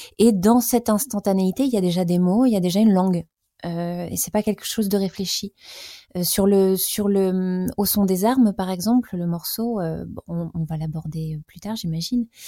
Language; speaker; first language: French; native; French